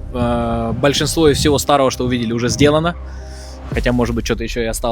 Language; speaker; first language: Russian; native; Russian